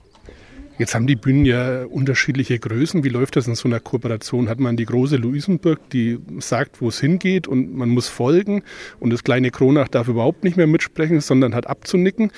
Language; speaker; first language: German; native; German